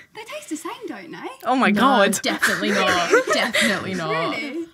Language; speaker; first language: English; native; English